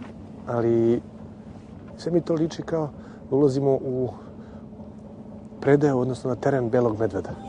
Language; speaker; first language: Serbian; native; Serbian